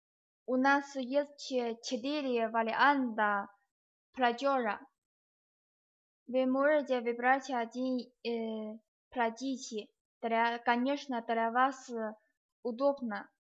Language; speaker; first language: Russian; non-native, learner; Chinese